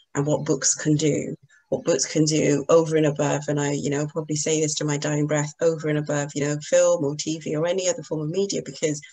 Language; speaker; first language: English; native; English